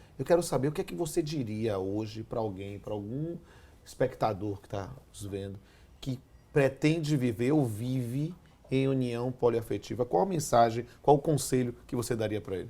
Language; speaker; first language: Portuguese; native; Portuguese